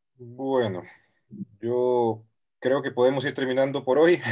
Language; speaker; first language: Spanish; native; Spanish